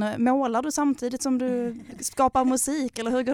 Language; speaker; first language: Swedish; native; Swedish